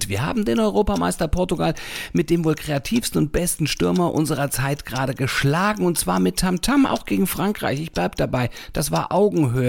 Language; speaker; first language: German; native; German